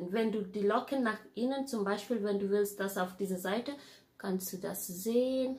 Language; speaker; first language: German; non-native, fluent; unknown